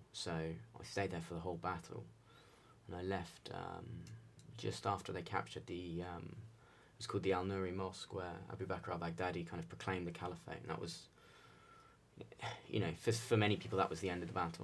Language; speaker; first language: English; native; English